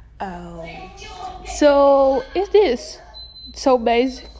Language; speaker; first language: English; non-native, learner; Portuguese